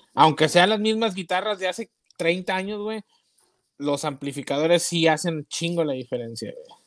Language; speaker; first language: Spanish; native; Spanish